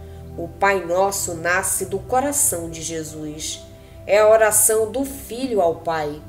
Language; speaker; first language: Portuguese; native; Portuguese